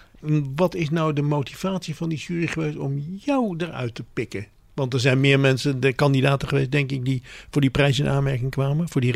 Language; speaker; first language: Dutch; native; Dutch